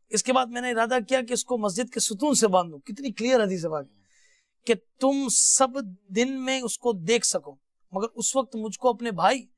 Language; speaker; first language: Urdu; native; Urdu